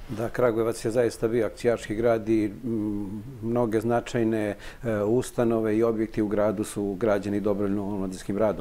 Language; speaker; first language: Serbian; native; Serbian